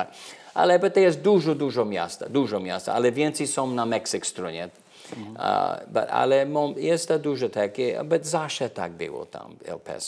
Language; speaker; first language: Polish; early bilingual, heritage; English